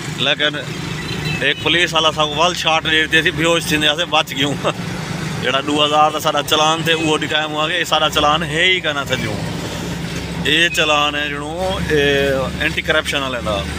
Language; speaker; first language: Punjabi; non-native, local second language; Saraiki